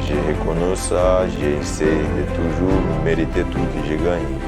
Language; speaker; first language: French; non-native, fluent; Portuguese